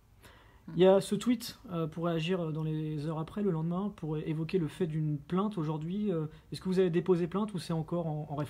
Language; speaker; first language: French; native; French